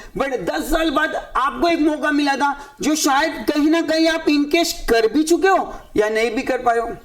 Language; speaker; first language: Hindi; native; Hindi